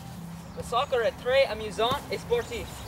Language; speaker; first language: French; non-native, learner; English